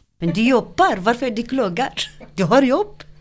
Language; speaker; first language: Swedish; non-native, learner; Arabic